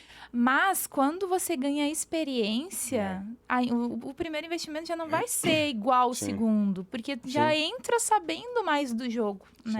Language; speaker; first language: Portuguese; native; Portuguese